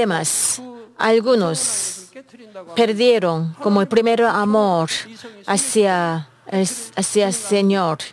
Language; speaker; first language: Spanish; non-native, fluent; Korean